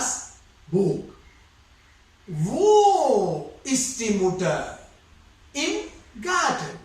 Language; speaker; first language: German; non-native, fluent; Sinhala